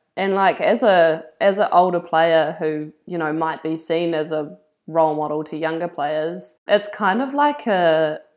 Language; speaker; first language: English; native; English